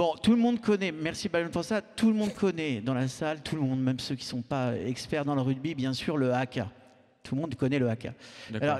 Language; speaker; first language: French; native; French